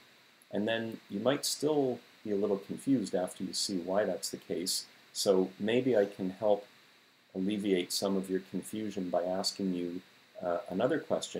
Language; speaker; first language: English; native; English